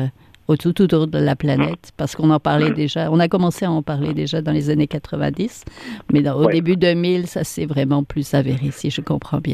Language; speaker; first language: French; native; French